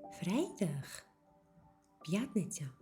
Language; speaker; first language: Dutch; non-native, fluent; Ukrainian